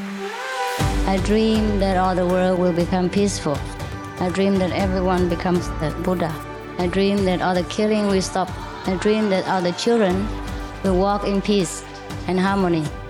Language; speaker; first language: English; non-native, fluent; Vietnamese